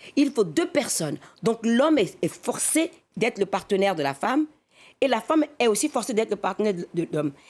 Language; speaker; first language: French; non-native, local second language; Fon